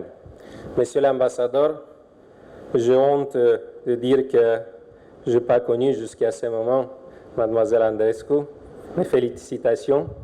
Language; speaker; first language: French; non-native, fluent; Romanian